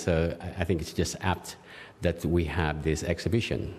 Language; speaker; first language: English; non-native, local second language; Filipino